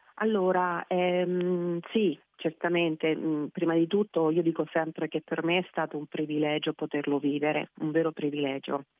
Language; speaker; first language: Italian; native; Italian